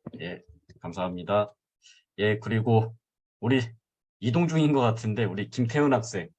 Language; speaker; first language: Korean; native; Korean